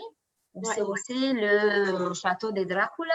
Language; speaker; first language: French; non-native, learner; Romanian